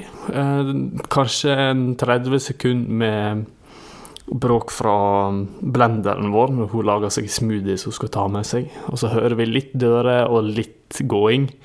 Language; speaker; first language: Norwegian; native; Norwegian